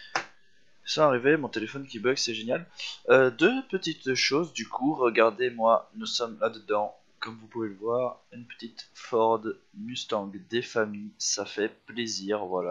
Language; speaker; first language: French; native; French